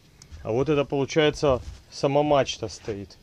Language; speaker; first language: Russian; native; Russian